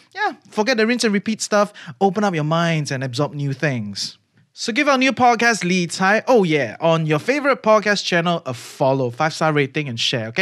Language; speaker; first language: English; native; English